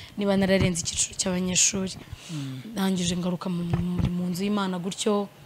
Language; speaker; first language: Kinyarwanda; native; Kinyarwanda